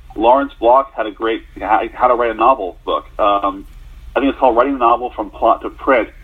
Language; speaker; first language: English; native; English